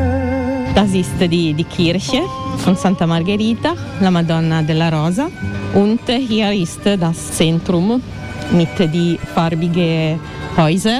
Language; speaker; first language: German; non-native, learner; Italian